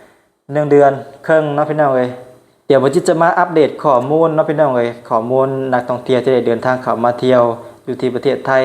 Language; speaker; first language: Thai; non-native, local second language; Northeastern Thai